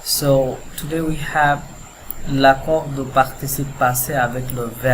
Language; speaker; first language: French; non-native, fluent; Bangla